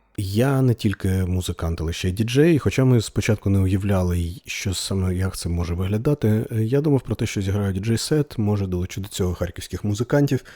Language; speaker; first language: Ukrainian; non-native, local second language; Russian